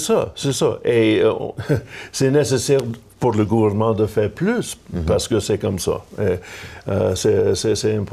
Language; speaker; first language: French; non-native, local second language; English